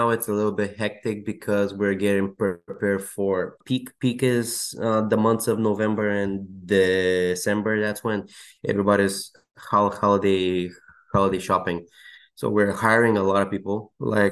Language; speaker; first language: English; non-native, fluent; Bulgarian